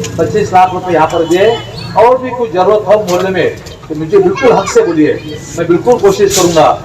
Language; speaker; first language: Hindi; non-native, local second language; Urdu